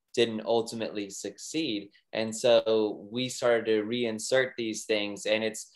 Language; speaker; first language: English; native; English